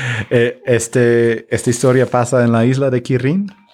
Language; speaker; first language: Spanish; non-native, fluent; English